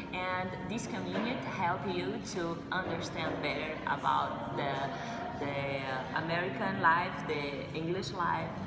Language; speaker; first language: English; non-native, learner; Portuguese